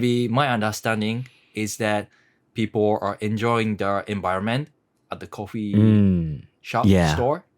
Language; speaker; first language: English; non-native, learner; Japanese